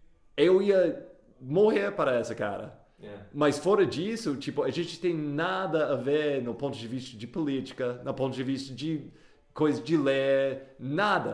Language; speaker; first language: Portuguese; non-native, fluent; English